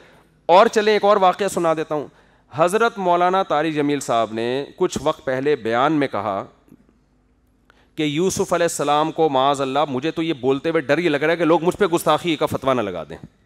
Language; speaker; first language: Urdu; native; Urdu